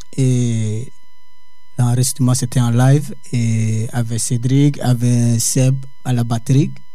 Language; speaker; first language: French; non-native, learner; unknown